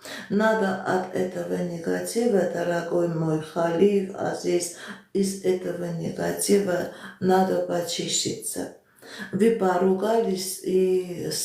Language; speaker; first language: Russian; non-native, local second language; Armenian